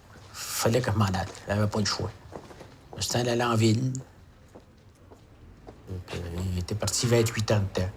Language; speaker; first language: French; native; French